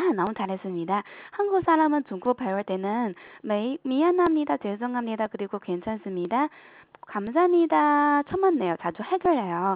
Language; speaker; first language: Korean; non-native, fluent; Chinese